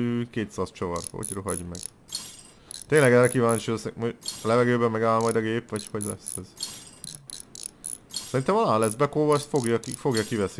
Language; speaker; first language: Hungarian; native; Hungarian